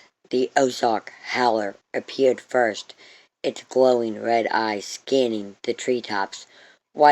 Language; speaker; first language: English; native; English